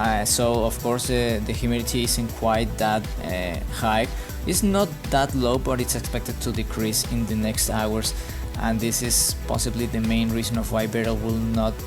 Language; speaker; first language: English; non-native, fluent; Spanish